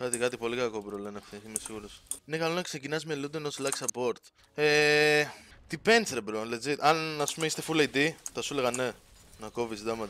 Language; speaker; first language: Greek; native; Greek